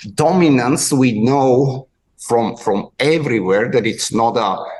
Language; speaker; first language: English; non-native, fluent; Bulgarian